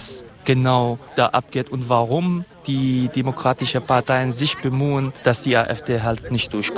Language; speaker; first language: German; non-native, fluent; Kurdish